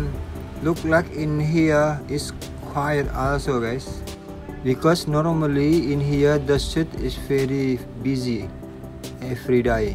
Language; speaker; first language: English; non-native, learner; Indonesian